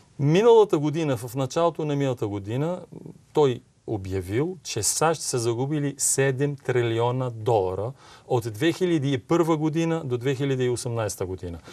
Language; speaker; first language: Bulgarian; non-native, fluent; Arabic